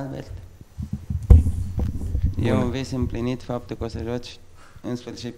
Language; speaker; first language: Romanian; native; Romanian